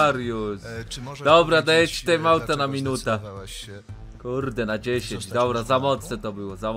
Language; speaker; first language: Polish; native; Polish